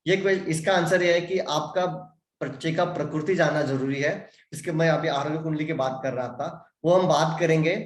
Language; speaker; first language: Hindi; non-native, local second language; Marathi